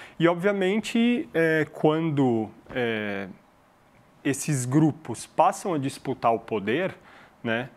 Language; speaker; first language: Portuguese; early bilingual, other home language; Arabic